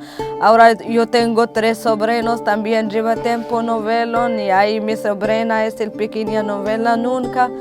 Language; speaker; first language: Spanish; non-native, learner; Arabic